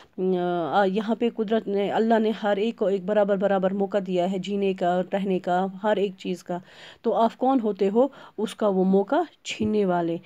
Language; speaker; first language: Urdu; non-native, local second language; Kashmiri